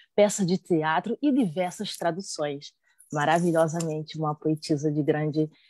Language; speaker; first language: Portuguese; native; Portuguese